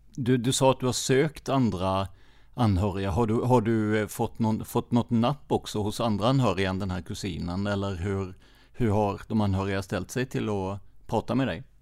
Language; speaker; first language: Swedish; native; Swedish